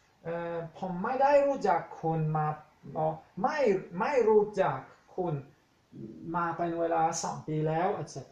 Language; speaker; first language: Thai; non-native, fluent; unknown